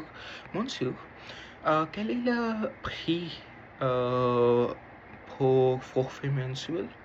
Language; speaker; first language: French; non-native, learner; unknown